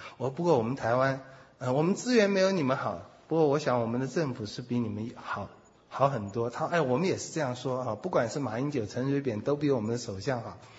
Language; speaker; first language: Chinese; native; Chinese